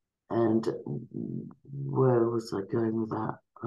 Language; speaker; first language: English; native; English